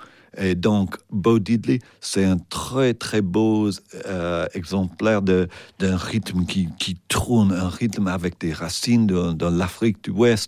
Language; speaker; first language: French; non-native, fluent; English